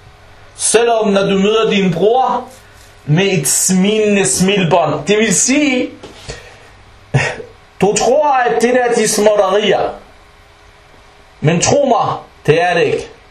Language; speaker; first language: Danish; non-native, fluent; Arabic